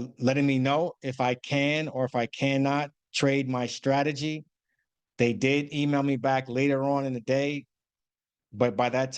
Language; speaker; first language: English; native; English